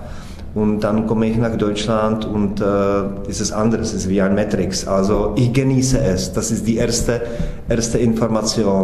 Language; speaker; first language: German; non-native, fluent; Czech